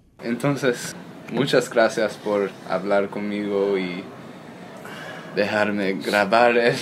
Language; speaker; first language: Spanish; non-native, learner; English